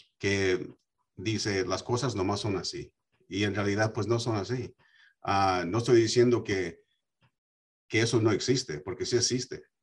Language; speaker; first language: Spanish; early bilingual, heritage; Spanish